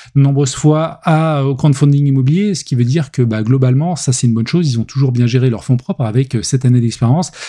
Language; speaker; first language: French; native; French